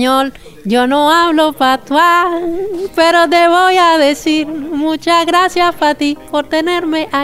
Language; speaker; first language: English; non-native, fluent; Spanish